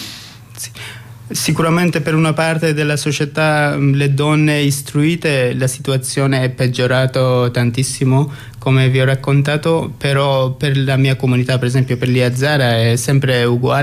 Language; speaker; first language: Italian; non-native, fluent; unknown